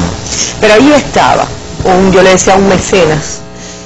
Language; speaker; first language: Spanish; native; Spanish